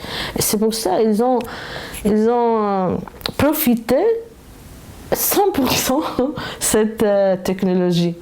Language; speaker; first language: French; non-native, fluent; Arabic